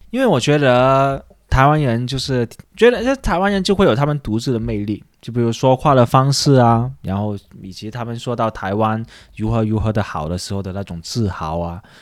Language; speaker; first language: Chinese; non-native, local second language; Cantonese